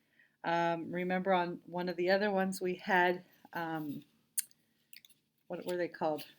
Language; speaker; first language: English; native; English